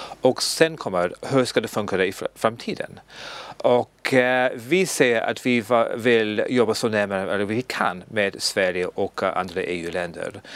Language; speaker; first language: Swedish; non-native, learner; English